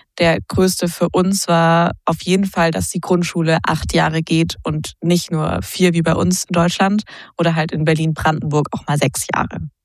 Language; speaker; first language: German; native; German